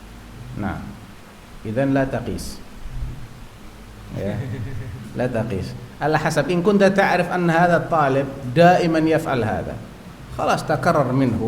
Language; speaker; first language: Arabic; non-native, fluent; Indonesian